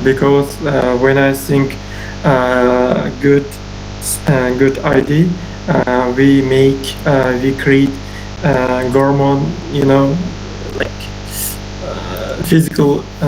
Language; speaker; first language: English; non-native, learner; Uzbek